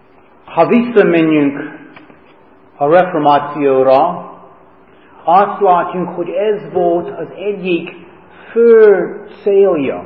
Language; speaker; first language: Hungarian; non-native, fluent; English